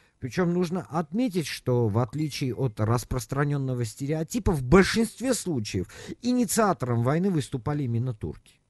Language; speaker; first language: Russian; non-native, local second language; Armenian